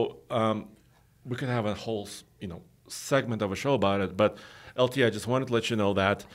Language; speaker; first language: English; native; English